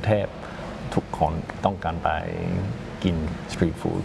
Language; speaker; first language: Thai; non-native, fluent; English